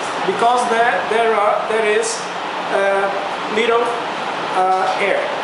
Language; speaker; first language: English; non-native, fluent; Portuguese